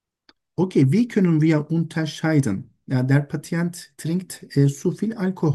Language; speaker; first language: German; non-native, learner; Turkish